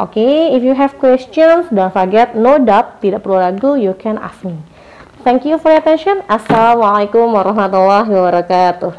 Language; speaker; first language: English; non-native, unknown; Indonesian